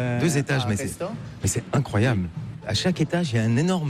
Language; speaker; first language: French; native; French